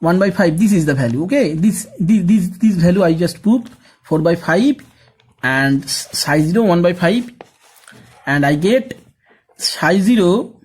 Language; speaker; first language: English; non-native, local second language; Bangla